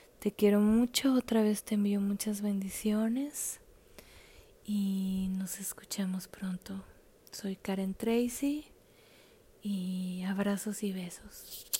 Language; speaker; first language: Spanish; native; Spanish